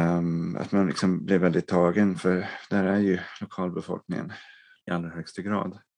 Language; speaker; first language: Swedish; non-native, fluent; English